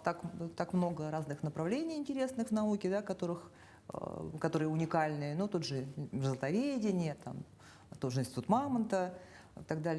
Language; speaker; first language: Russian; native; Russian